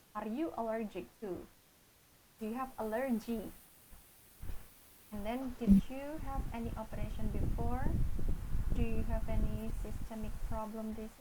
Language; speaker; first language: English; non-native, fluent; Indonesian